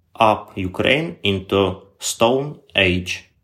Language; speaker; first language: English; non-native, learner; Ukrainian